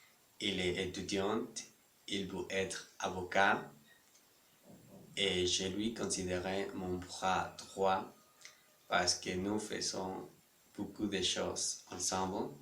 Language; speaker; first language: French; non-native, learner; Spanish